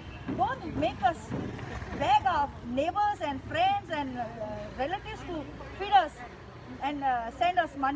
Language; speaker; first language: English; non-native, local second language; Konkani